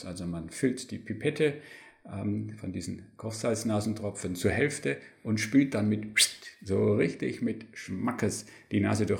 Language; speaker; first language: German; native; German